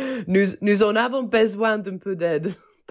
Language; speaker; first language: French; non-native, fluent; English